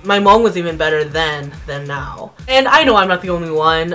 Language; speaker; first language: English; early bilingual, other home language; Hmong